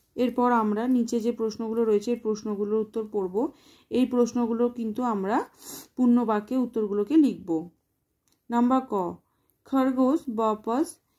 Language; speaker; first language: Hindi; non-native, local second language; Bangla